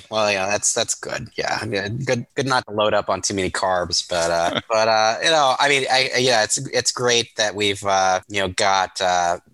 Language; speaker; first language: English; native; English